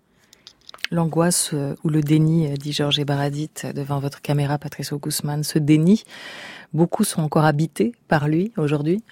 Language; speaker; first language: French; native; French